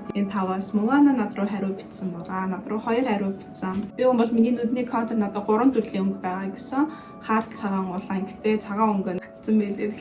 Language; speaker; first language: Mongolian; early bilingual, heritage; Mongolian